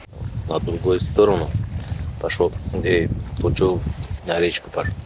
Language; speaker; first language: Russian; non-native, local second language; Tajik